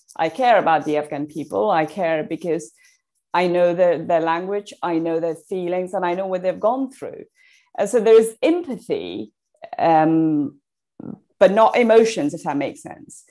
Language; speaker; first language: English; non-native, fluent; Persian